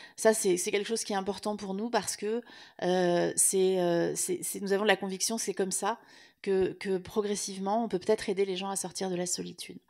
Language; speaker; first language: French; native; French